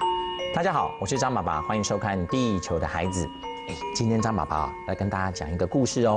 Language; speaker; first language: Chinese; native; Chinese